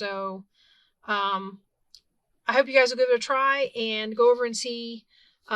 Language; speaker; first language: English; native; English